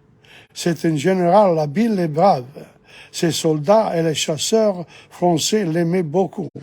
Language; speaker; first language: French; non-native, fluent; English